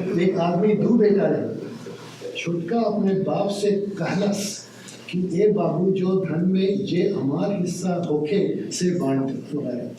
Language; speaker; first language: Urdu; native; Urdu